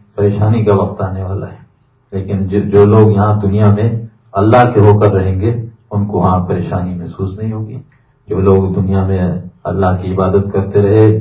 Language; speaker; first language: Urdu; native; Urdu